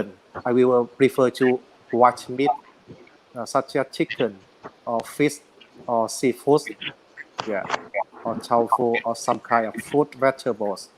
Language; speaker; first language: English; non-native, learner; Vietnamese